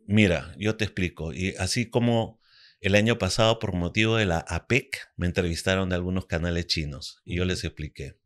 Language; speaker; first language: Spanish; native; Spanish